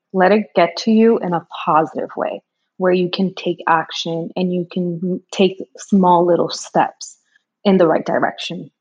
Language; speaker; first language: English; early bilingual, other home language; Spanish